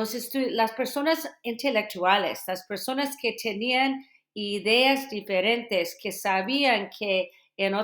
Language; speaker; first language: Spanish; non-native, fluent; English